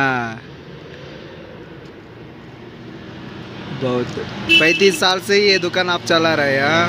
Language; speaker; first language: Hindi; non-native, local second language; Kannada